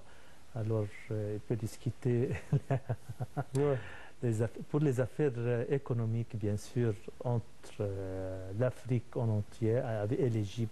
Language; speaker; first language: French; non-native, fluent; Arabic